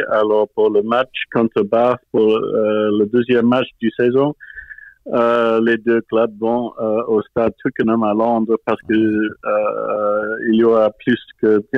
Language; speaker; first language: French; non-native, fluent; English